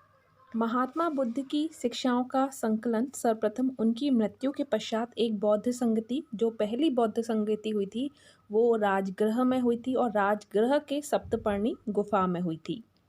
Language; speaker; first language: Hindi; native; Hindi